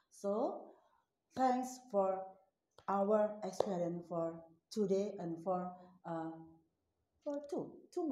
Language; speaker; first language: English; non-native, learner; Indonesian